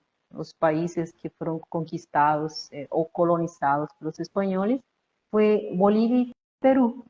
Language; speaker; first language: Portuguese; non-native, fluent; Spanish